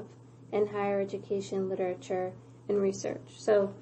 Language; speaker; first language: English; native; English